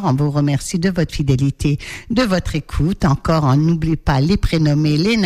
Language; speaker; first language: French; native; French